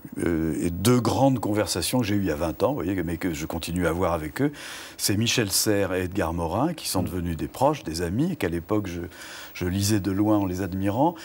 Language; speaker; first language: French; native; French